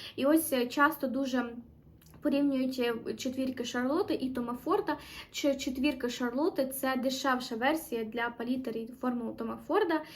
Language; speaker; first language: Ukrainian; non-native, local second language; Russian